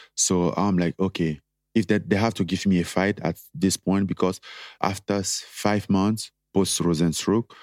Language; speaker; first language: English; non-native, local second language; French